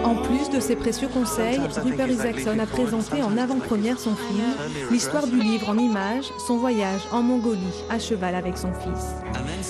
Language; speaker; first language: French; native; French